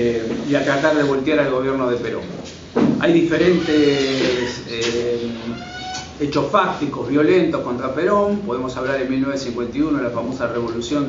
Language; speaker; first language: Spanish; native; Spanish